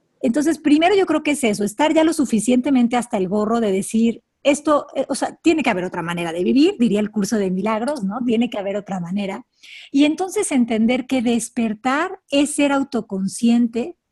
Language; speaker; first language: Spanish; native; Spanish